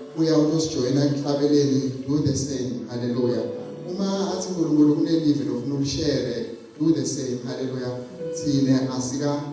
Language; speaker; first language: Zulu; non-native, local second language; Swati